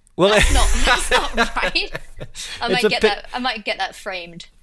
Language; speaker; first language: English; native; English